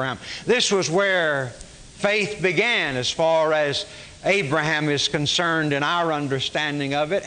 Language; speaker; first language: English; native; English